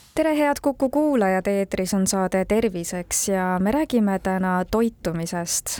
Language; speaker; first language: Estonian; native; Estonian